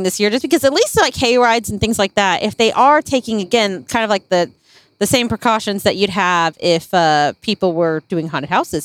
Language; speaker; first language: English; native; English